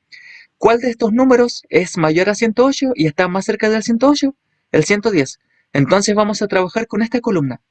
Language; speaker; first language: Spanish; native; Spanish